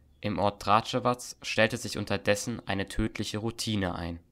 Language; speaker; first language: German; native; German